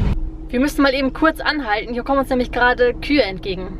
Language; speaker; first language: German; native; German